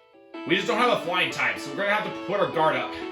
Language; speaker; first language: English; native; English